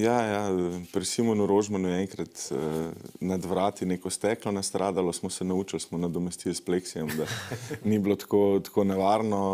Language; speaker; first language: Slovenian; native; Slovenian